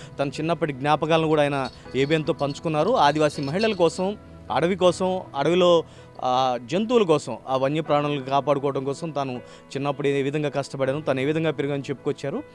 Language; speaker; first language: Telugu; native; Telugu